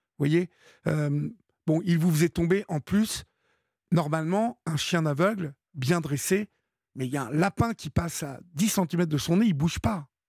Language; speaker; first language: French; native; French